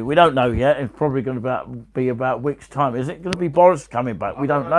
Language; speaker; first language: English; native; English